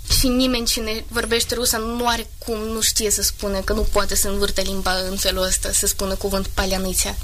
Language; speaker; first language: Romanian; non-native, fluent; Ukrainian